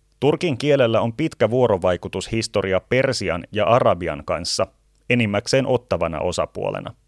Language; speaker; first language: Finnish; native; Finnish